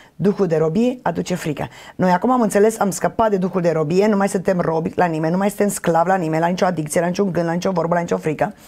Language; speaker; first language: Romanian; native; Romanian